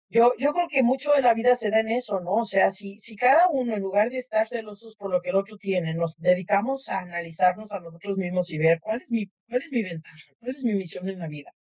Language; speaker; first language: Spanish; native; Spanish